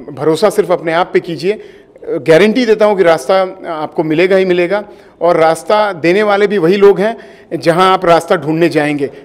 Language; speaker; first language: Hindi; native; Hindi